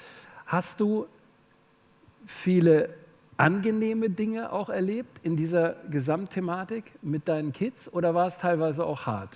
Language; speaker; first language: German; native; German